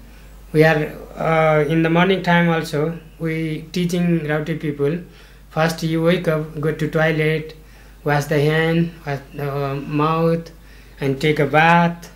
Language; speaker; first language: English; non-native, learner; Nepali